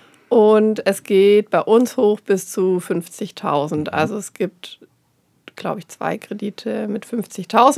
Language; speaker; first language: German; native; German